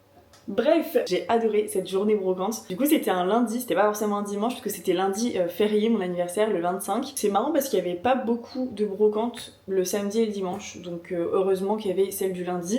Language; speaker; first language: French; native; French